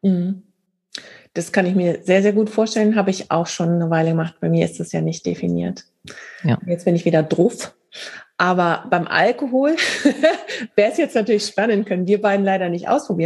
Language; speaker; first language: German; native; German